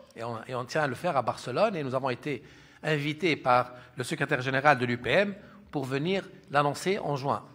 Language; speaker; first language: French; non-native, local second language; Arabic